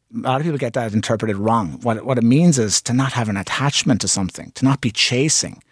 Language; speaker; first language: English; native; English